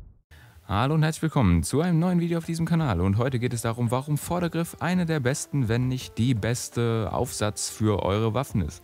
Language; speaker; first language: German; native; German